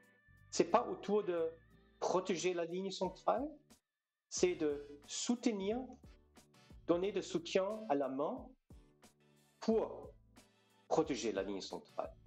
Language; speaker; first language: French; non-native, fluent; German